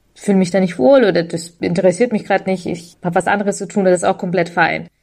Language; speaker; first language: German; early bilingual, other home language; Russian